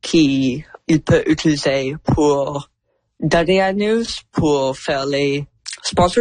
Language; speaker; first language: French; non-native, local second language; English